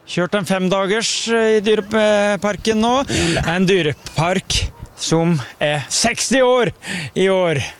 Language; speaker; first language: Norwegian; native; Norwegian